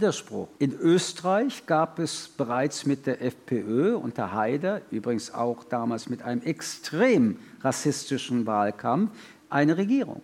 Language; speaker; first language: German; early bilingual, other home language; French